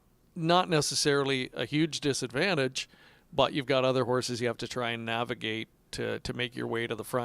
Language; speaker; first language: English; native; English